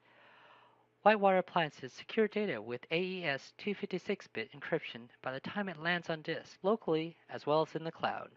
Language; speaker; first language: English; native; English